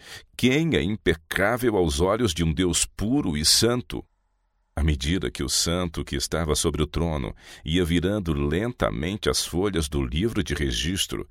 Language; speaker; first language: Portuguese; native; Portuguese